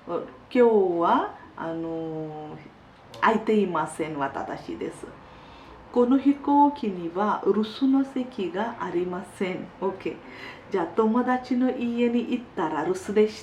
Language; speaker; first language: Japanese; non-native, fluent; Hindi